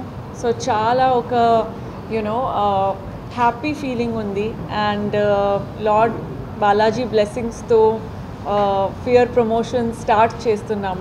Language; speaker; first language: Telugu; non-native, learner; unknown